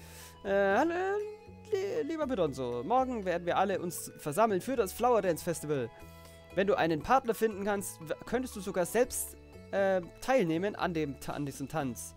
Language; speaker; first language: German; native; German